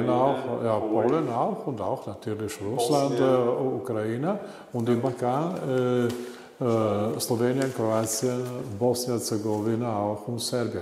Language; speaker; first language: German; non-native, learner; Italian